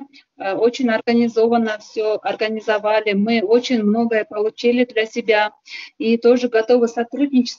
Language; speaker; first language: Russian; non-native, local second language; Kyrgyz